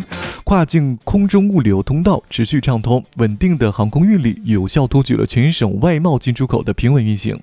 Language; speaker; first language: Chinese; native; Chinese